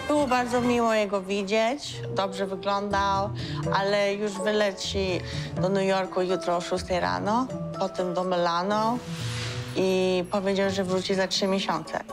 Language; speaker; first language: Polish; early bilingual, heritage; Polish